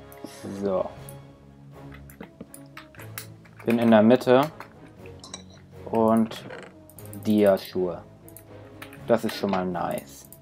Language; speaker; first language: German; native; German